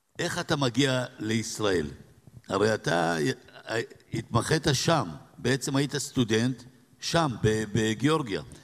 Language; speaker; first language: Hebrew; native; Hebrew